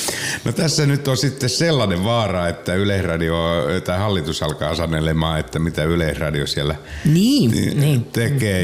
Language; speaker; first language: Finnish; native; Finnish